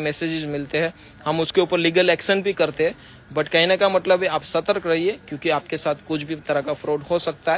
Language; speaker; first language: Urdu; non-native, local second language; Gujarati